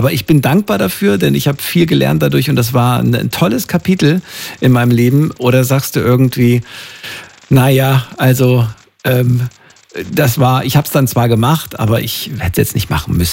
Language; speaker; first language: German; native; German